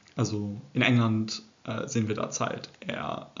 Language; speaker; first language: German; early bilingual, heritage; English